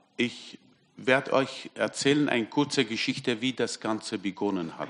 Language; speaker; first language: German; non-native, fluent; Armenian